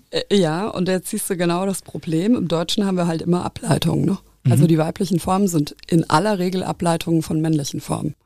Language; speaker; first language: German; native; German